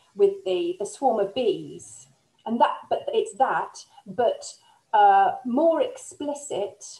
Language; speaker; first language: English; native; English